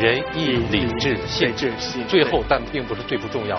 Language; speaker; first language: Chinese; native; Chinese